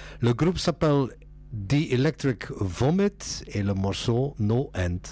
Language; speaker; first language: French; non-native, local second language; Dutch